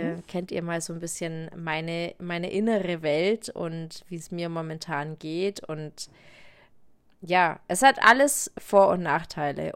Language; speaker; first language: German; native; German